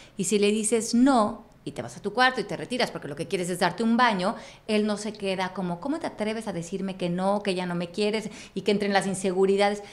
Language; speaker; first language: Spanish; native; Spanish